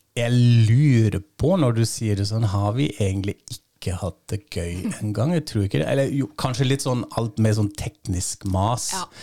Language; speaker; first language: Norwegian; non-native, fluent; German